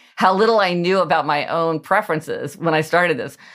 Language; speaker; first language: English; native; English